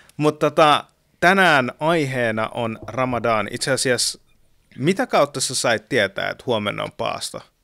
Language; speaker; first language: Finnish; early bilingual, other home language; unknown